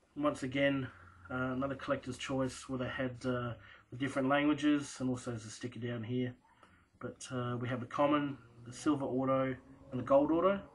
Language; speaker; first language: English; native; English